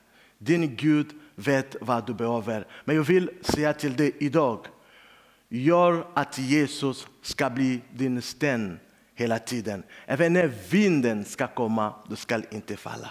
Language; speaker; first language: Swedish; non-native, learner; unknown